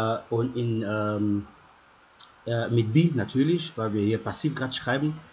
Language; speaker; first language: German; native; German